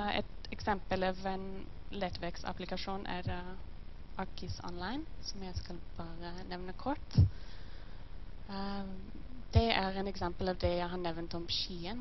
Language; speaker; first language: Norwegian; non-native, learner; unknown